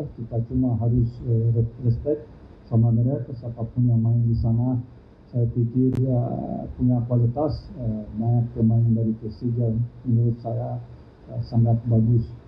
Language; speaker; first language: Indonesian; non-native, fluent; Thai